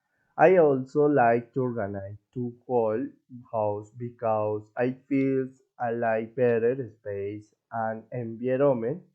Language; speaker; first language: English; non-native, learner; Spanish